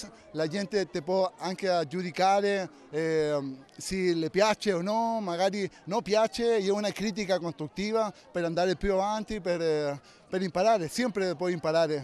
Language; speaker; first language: Italian; non-native, fluent; Spanish